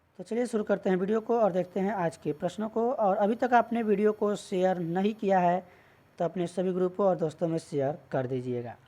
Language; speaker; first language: Hindi; native; Hindi